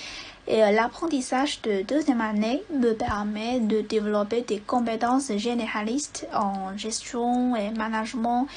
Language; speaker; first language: French; non-native, fluent; Chinese